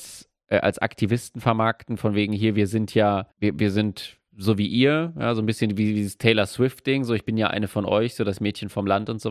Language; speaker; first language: German; native; German